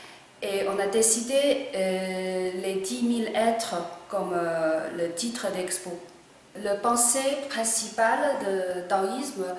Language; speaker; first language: French; non-native, fluent; Chinese